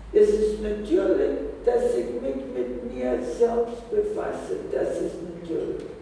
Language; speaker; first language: German; non-native, fluent; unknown